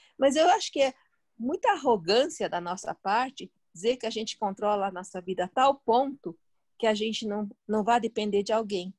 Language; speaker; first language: Portuguese; early bilingual, other home language; Chinese